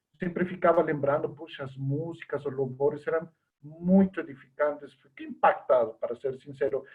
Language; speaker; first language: Portuguese; non-native, fluent; Spanish